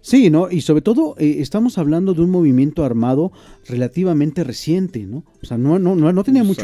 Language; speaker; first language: Spanish; native; Spanish